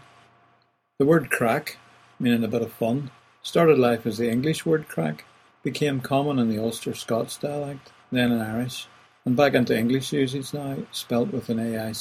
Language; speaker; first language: English; native; English